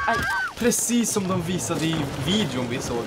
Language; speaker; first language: Swedish; native; Swedish